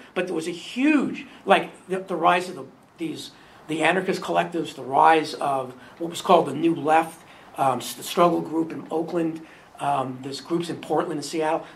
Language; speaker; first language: English; native; English